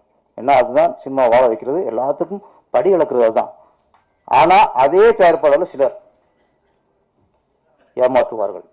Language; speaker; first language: Tamil; native; Tamil